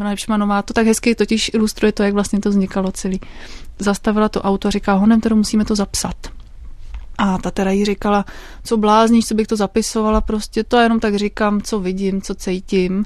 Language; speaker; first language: Czech; native; Czech